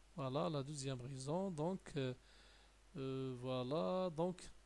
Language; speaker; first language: French; non-native, local second language; Arabic